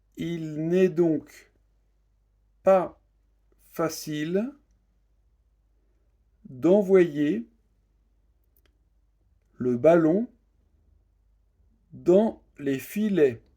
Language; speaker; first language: French; native; French